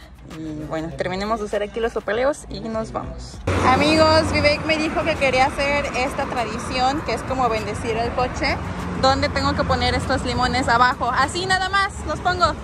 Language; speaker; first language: Spanish; native; Spanish